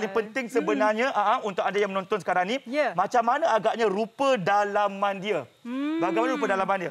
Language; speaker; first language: Malay; native; Malay